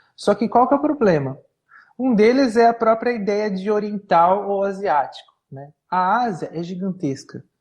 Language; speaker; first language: Portuguese; native; Portuguese